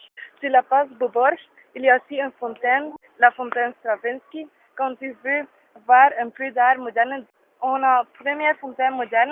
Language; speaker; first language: French; non-native, learner; Dutch